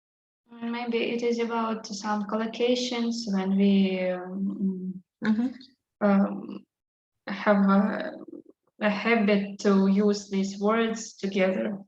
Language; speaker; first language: English; non-native, learner; Russian